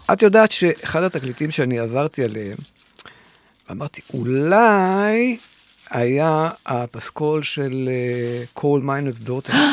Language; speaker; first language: Hebrew; native; Hebrew